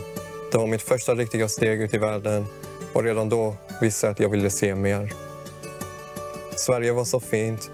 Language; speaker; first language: Swedish; early bilingual, other home language; Persian